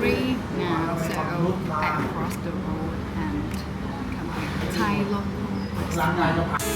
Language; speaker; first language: English; non-native, learner; Thai